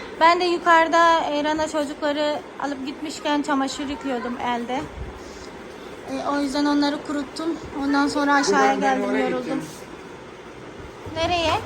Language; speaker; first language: Turkish; non-native, fluent; Urdu